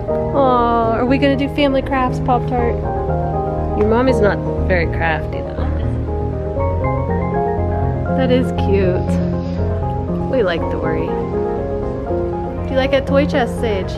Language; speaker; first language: English; native; English